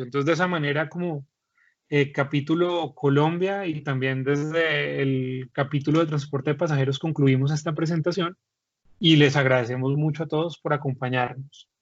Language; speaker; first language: Spanish; native; Spanish